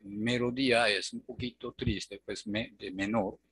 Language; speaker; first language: Spanish; non-native, fluent; Japanese